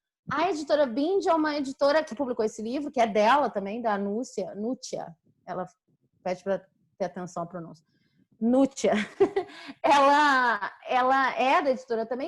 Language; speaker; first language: Portuguese; native; Portuguese